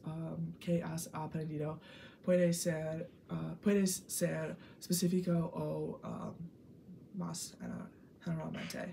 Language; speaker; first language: Spanish; non-native, learner; English